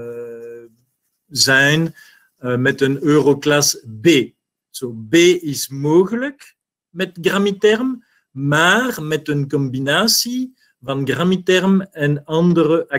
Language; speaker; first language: Dutch; non-native, learner; French